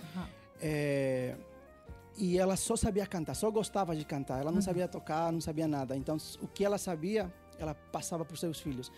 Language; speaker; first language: Portuguese; non-native, fluent; Spanish